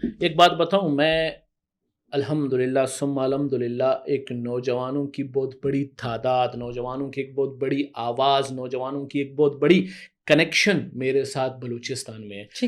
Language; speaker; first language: Urdu; non-native, local second language; Baluchi